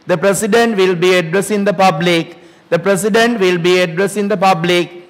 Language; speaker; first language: English; non-native, local second language; Sinhala